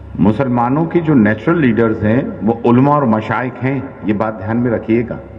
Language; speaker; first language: Urdu; native; Urdu